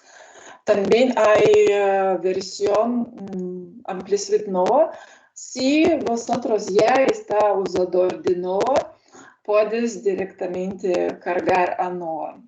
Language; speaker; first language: Spanish; non-native, learner; Lithuanian